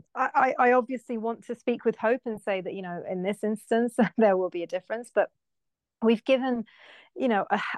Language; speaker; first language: English; native; English